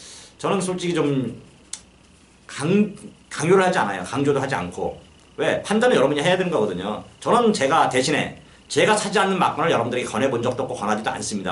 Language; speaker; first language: Korean; native; Korean